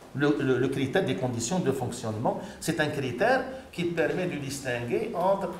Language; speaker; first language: French; non-native, local second language; Arabic